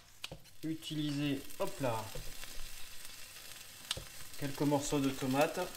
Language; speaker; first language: French; native; French